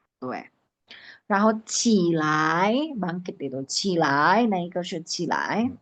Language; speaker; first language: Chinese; non-native, fluent; Indonesian